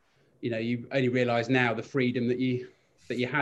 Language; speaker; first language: English; native; English